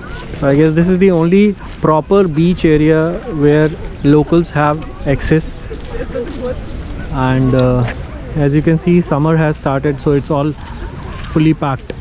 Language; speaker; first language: English; non-native, local second language; Hindi